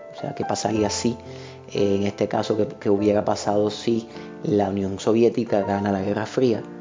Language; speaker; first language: Spanish; native; Spanish